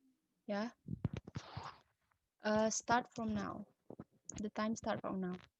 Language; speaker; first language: English; non-native, learner; Indonesian